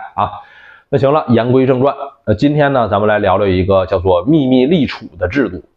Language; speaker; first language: Chinese; native; Chinese